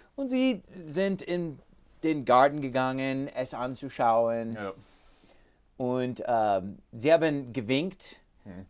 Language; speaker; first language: German; non-native, learner; English